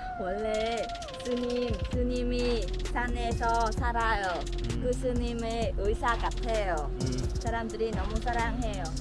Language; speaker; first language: Korean; non-native, learner; Vietnamese